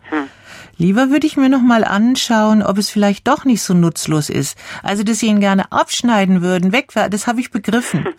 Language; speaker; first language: German; native; German